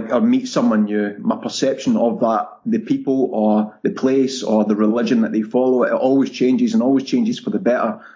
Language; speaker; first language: English; native; English